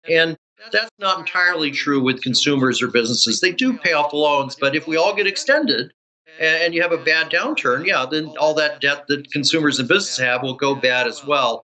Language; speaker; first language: English; native; English